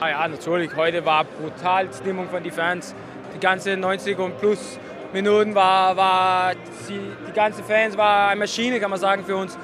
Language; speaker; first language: German; non-native, fluent; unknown